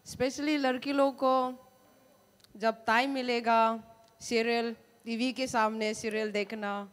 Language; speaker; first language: Hindi; non-native, local second language; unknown